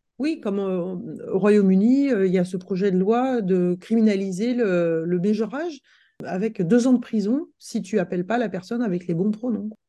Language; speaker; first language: French; native; French